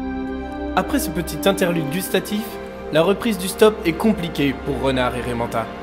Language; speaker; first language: French; native; French